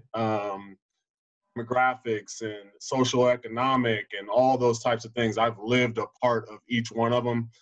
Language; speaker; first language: English; native; English